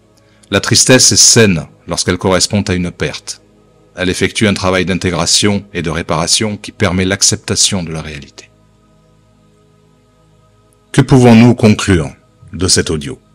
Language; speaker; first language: French; native; French